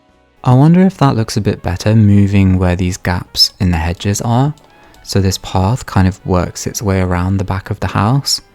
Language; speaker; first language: English; native; English